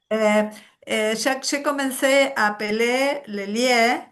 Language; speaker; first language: French; non-native, learner; Spanish